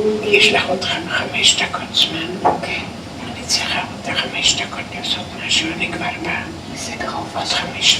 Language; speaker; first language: Hebrew; non-native, fluent; German